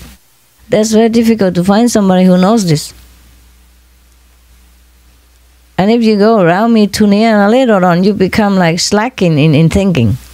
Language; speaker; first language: English; non-native, fluent; Vietnamese